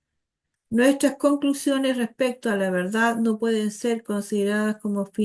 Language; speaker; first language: Spanish; native; Spanish